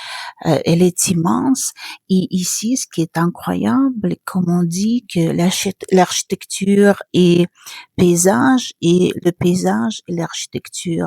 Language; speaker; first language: French; non-native, fluent; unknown